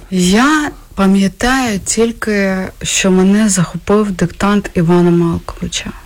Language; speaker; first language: Ukrainian; native; Ukrainian